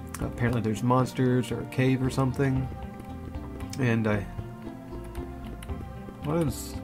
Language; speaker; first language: English; native; English